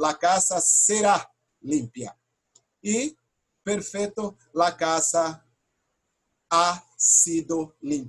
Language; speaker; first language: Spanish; non-native, fluent; Portuguese